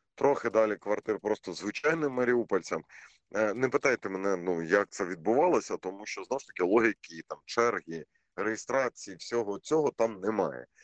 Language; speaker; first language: Ukrainian; non-native, local second language; Russian